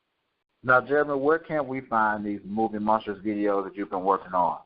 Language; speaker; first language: English; native; English